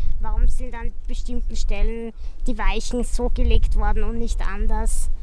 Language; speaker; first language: German; native; German